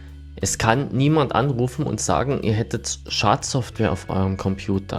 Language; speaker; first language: German; native; German